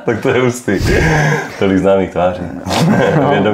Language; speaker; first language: Czech; native; Czech